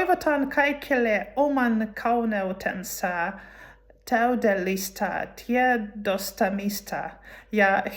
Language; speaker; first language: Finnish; non-native, learner; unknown